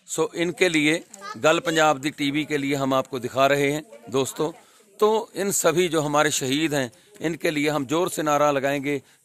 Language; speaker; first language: Hindi; non-native, local second language; Punjabi